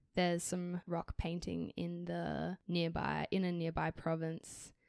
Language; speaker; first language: English; native; English